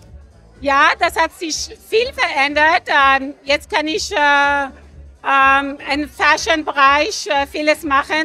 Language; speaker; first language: German; non-native, learner; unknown